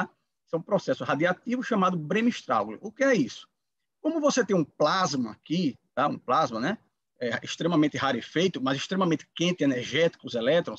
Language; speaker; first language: Portuguese; native; Portuguese